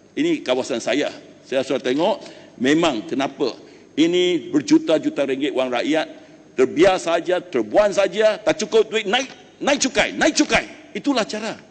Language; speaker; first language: Malay; non-native, local second language; Chinese